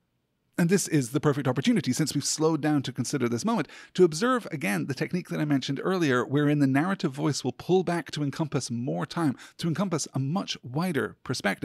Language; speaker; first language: English; native; English